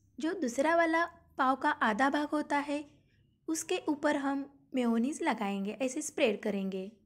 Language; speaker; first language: Hindi; non-native, local second language; Marathi